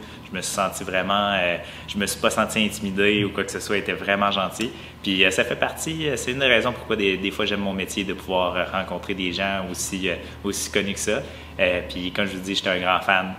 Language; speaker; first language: French; native; French